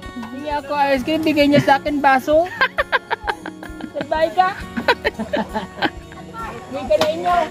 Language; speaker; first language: Filipino; non-native, local second language; Cebuano